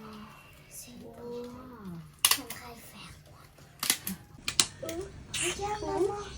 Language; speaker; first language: French; native; French